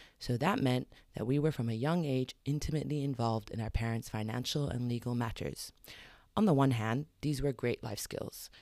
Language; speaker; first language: English; early bilingual, other home language; Arabic